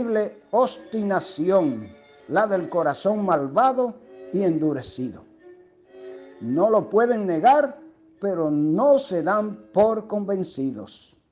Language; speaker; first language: Spanish; native; Spanish